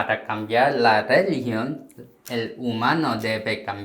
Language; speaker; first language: Spanish; non-native, fluent; Korean